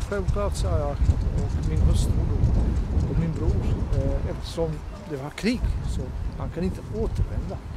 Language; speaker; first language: Swedish; non-native, fluent; Bosnian